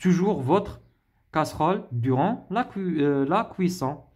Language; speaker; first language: French; non-native, local second language; Arabic